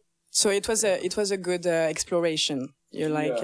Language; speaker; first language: English; non-native, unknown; French